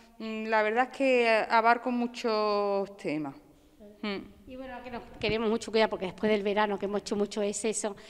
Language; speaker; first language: Spanish; native; Spanish